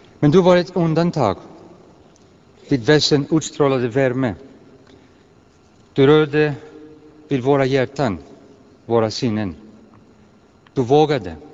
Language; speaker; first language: Swedish; non-native, fluent; Greek